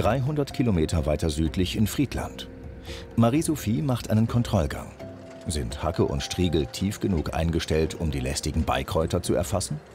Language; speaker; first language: German; native; German